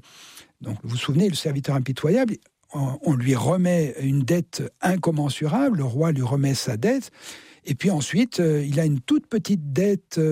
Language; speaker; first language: French; native; French